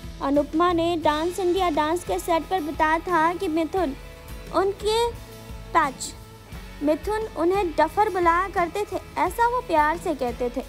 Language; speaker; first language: Hindi; native; Hindi